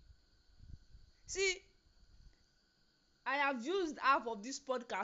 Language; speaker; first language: English; non-native, local second language; Yoruba